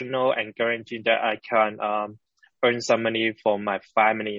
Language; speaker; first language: English; non-native, local second language; Cantonese